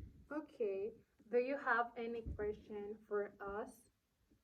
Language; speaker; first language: English; non-native, learner; Spanish